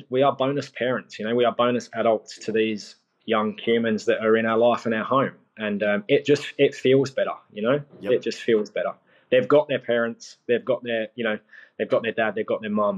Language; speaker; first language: English; native; English